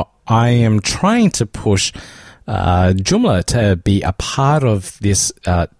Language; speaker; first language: English; native; English